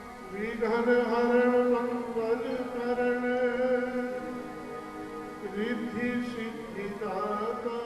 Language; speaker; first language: Hindi; native; Hindi